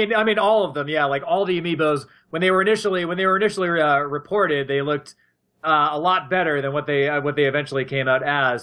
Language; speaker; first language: English; native; English